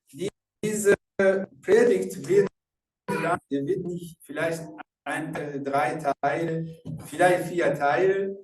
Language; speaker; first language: German; non-native, fluent; Rundi